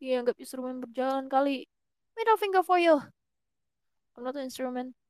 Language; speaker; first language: English; non-native, learner; Indonesian